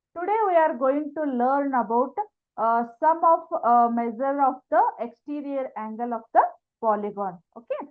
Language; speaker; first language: English; non-native, local second language; Kannada